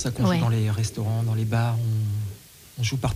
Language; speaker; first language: French; native; French